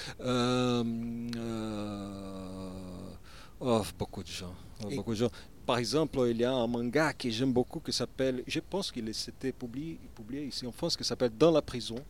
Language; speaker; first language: French; non-native, learner; Portuguese